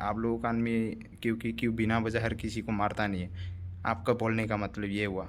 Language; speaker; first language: Hindi; non-native, local second language; Assamese